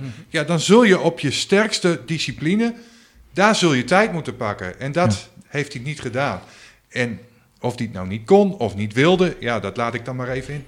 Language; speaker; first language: Dutch; native; Dutch